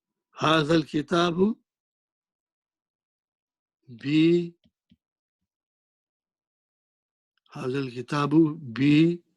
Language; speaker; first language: Arabic; non-native, fluent; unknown